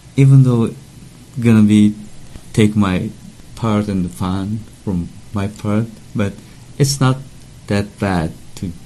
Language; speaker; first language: English; non-native, learner; Japanese